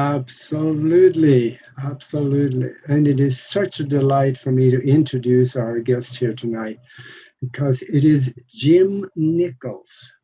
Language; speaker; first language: English; non-native, fluent; Norwegian